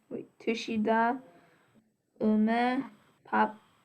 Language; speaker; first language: Korean; non-native, learner; English